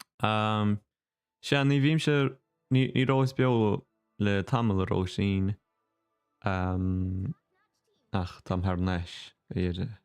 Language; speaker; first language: Irish; native; Irish